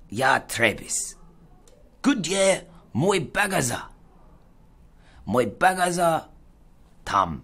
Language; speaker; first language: Russian; non-native, learner; English